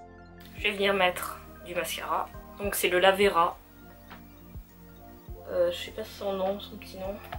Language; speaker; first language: French; native; French